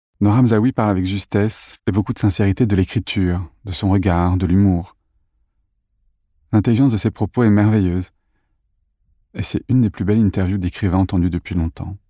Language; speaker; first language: French; native; French